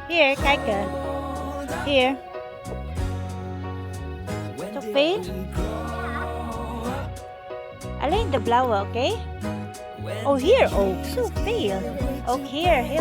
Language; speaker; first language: Dutch; non-native, learner; Filipino